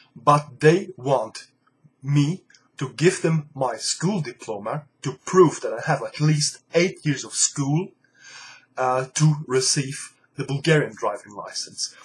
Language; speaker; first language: English; non-native, fluent; Luxembourgish